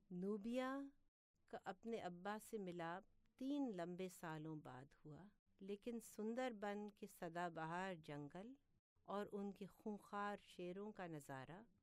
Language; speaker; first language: Urdu; native; Urdu